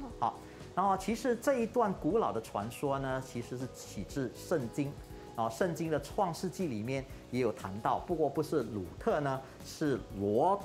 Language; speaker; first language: Chinese; native; Chinese